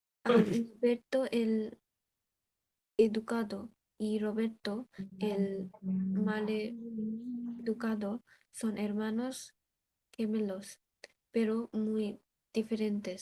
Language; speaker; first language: Spanish; non-native, learner; Bangla